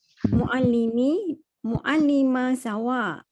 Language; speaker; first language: Arabic; non-native, learner; Malay